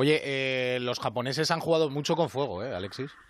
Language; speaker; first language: Spanish; native; Spanish